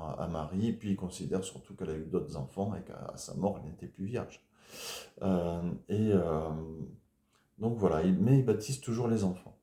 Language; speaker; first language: French; native; French